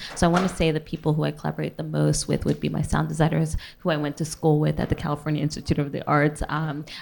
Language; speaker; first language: English; native; English